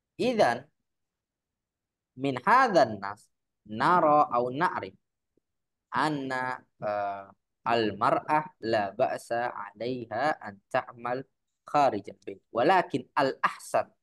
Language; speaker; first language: Arabic; non-native, fluent; Indonesian